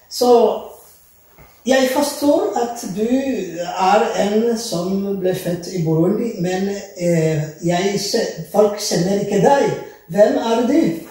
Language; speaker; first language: Danish; non-native, learner; Rundi